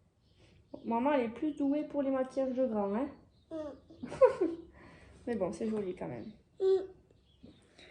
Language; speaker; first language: French; native; French